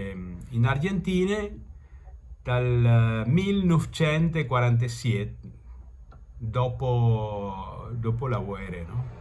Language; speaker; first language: Italian; early bilingual, heritage; Spanish